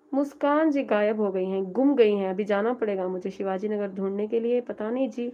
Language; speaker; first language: Hindi; non-native, local second language; Urdu